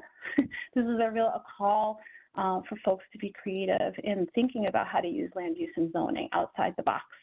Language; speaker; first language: English; native; English